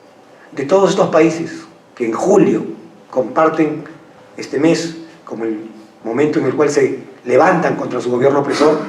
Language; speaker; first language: Spanish; native; Spanish